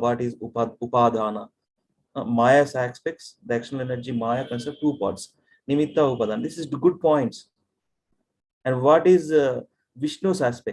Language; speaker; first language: English; non-native, local second language; Telugu